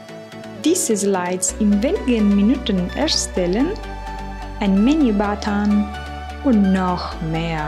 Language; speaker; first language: German; non-native, fluent; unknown